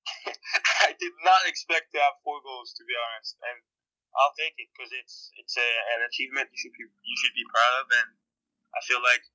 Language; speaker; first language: English; native; English